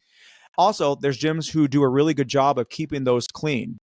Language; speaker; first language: English; native; English